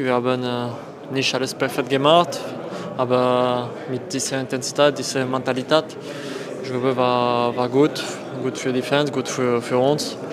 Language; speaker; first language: German; non-native, learner; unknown